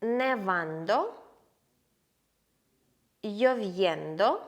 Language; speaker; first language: Spanish; non-native, fluent; Ukrainian